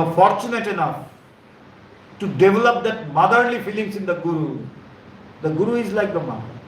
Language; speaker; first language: English; non-native, local second language; Bangla